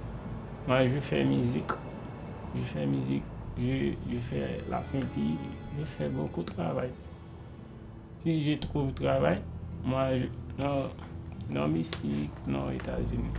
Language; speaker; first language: French; non-native, learner; Haitian Creole